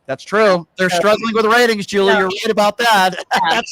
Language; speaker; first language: English; native; English